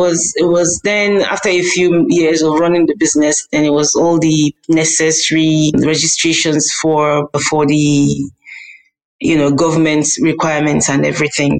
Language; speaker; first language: English; non-native, local second language; Hausa